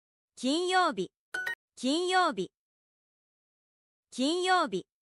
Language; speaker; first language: Japanese; non-native, learner; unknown